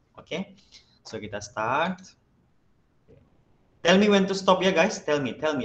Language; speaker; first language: English; non-native, local second language; Malay